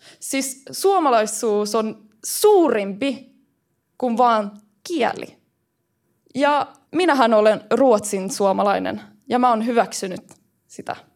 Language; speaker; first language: Finnish; early bilingual, heritage; Finnish